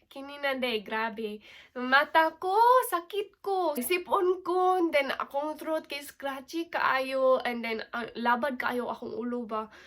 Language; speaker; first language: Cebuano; non-native, local second language; English